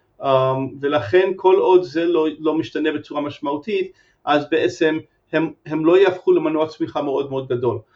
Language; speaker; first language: Hebrew; non-native, fluent; English